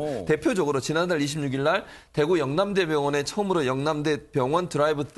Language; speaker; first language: Korean; native; Korean